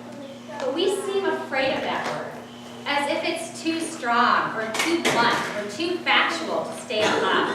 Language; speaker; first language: English; native; English